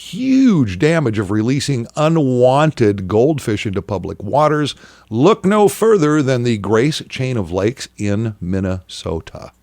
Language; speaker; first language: English; native; English